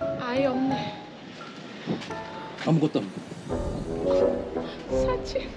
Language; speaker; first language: Korean; non-native, learner; Vietnamese